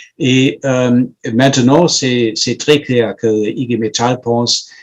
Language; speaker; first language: French; non-native, fluent; German